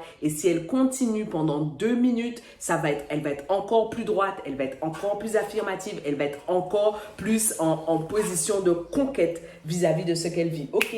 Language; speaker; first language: French; native; French